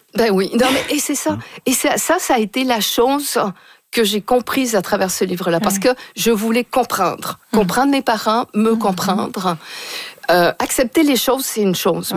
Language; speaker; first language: French; native; French